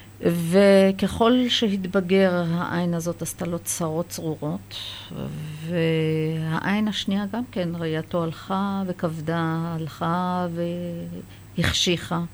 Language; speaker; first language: Hebrew; early bilingual, other home language; Persian